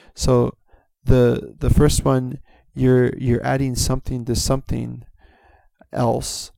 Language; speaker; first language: English; native; English